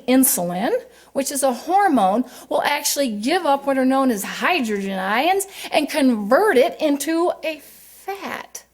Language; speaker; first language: English; native; English